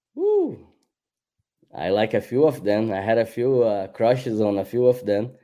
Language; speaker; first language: English; non-native, fluent; Portuguese